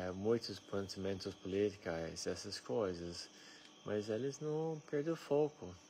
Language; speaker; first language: Portuguese; non-native, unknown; English